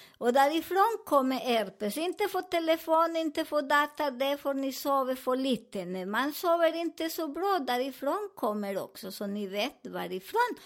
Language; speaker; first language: Swedish; non-native, learner; Spanish